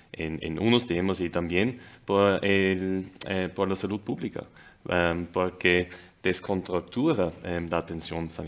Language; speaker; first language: Spanish; non-native, fluent; German